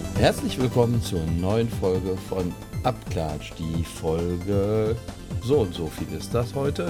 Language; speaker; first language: German; native; German